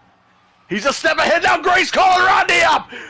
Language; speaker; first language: English; native; English